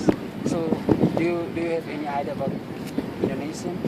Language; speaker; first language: English; non-native, learner; Indonesian